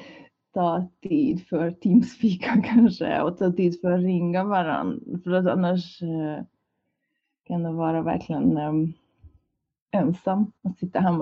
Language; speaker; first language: Swedish; non-native, fluent; Hungarian